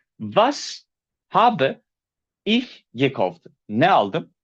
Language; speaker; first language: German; non-native, fluent; Turkish